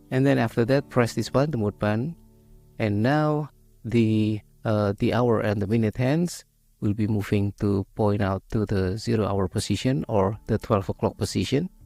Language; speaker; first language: English; non-native, fluent; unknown